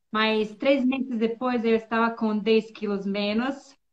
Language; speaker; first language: Portuguese; non-native, learner; Bosnian